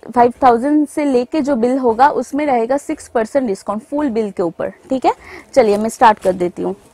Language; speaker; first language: Hindi; non-native, local second language; Bangla